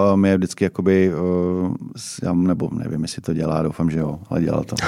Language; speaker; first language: Czech; native; Czech